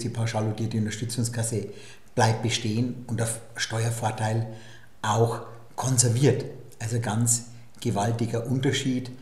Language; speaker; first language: German; native; German